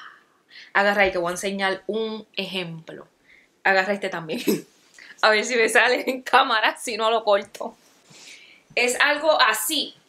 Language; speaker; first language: Spanish; native; Spanish